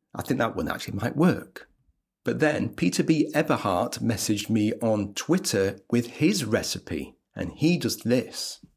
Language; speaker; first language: English; native; English